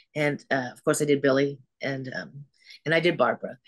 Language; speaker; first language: English; native; English